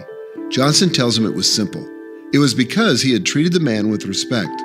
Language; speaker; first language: English; native; English